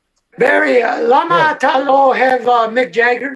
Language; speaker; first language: Hebrew; non-native, learner; English